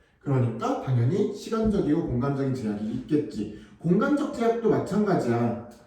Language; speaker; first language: Korean; native; Korean